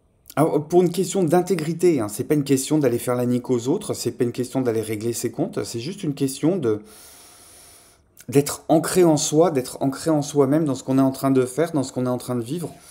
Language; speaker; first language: French; native; French